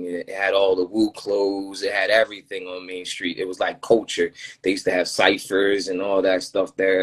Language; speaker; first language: English; native; English